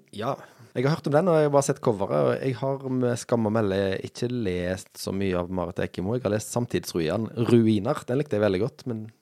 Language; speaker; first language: Norwegian; native; Norwegian